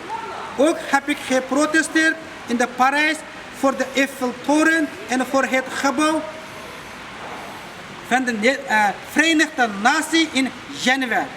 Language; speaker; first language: Dutch; non-native, fluent; Uyghur